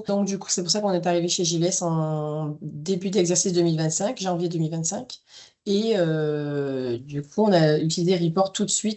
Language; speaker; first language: French; native; French